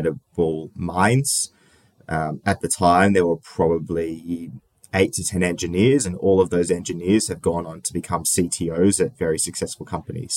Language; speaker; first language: English; native; English